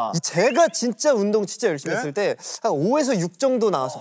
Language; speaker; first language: Korean; native; Korean